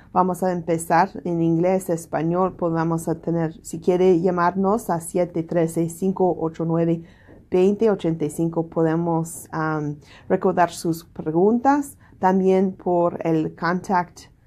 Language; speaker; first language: Spanish; non-native, learner; English